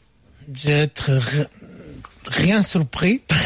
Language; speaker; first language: French; non-native, fluent; Portuguese